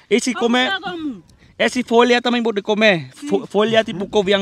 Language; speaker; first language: Portuguese; non-native, learner; Vietnamese